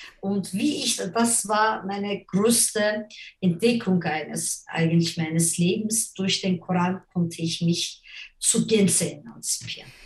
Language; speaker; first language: German; non-native, fluent; Turkish